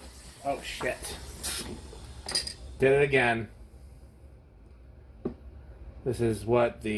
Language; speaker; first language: English; native; English